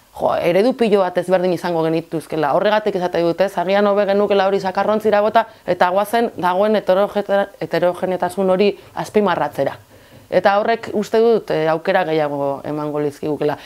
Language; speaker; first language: Basque; non-native, local second language; Spanish